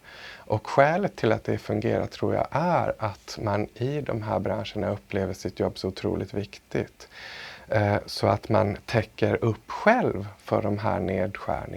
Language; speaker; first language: Swedish; native; Swedish